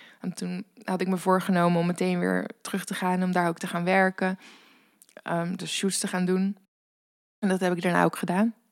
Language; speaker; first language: Dutch; native; Dutch